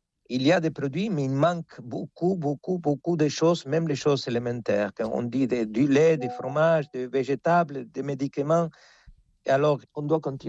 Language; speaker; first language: French; non-native, fluent; Spanish